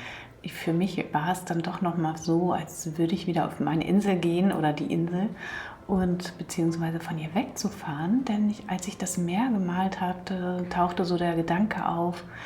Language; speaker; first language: German; native; German